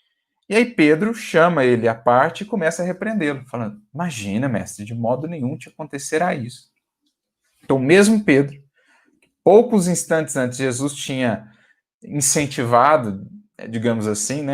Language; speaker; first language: Portuguese; native; Portuguese